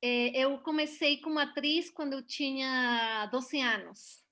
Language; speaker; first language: Portuguese; non-native, learner; Spanish